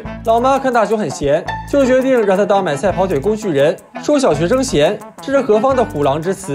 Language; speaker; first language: Chinese; native; Chinese